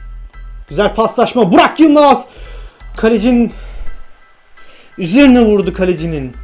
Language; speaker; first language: Turkish; native; Turkish